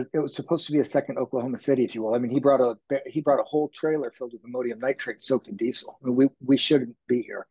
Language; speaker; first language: English; native; English